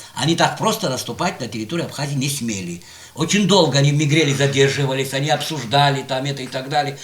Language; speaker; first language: Russian; non-native, local second language; Abkhazian